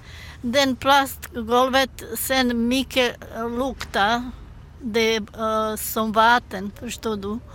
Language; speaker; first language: Swedish; non-native, learner; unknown